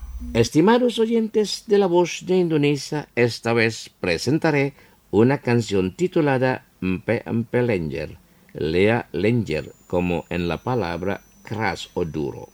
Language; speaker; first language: Spanish; non-native, fluent; Indonesian